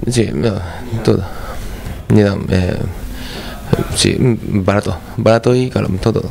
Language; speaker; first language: Spanish; non-native, learner; Japanese